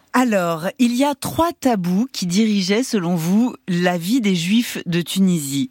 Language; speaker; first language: French; native; French